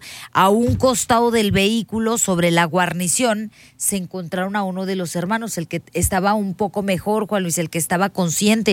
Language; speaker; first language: Spanish; native; Spanish